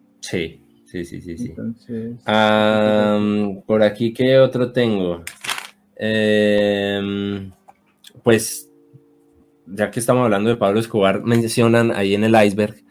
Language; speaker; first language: Spanish; native; Spanish